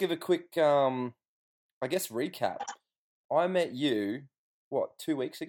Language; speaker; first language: English; native; English